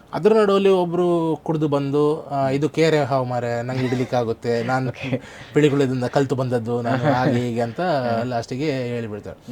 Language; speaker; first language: Kannada; non-native, local second language; Konkani